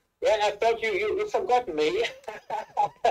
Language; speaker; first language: English; non-native, learner; German